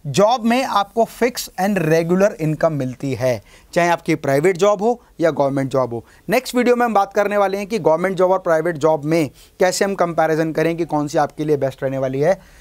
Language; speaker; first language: Hindi; native; Hindi